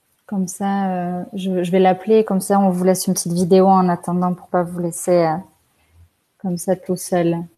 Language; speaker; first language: French; native; French